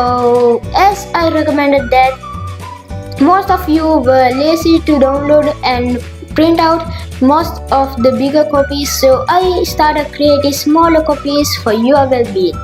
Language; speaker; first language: English; non-native, local second language; Sinhala